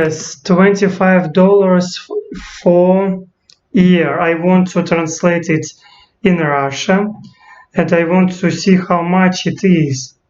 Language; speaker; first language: English; non-native, learner; Russian